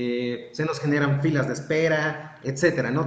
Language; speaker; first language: Spanish; native; Spanish